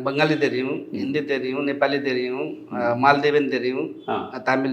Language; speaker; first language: Tamil; non-native, learner; Hindi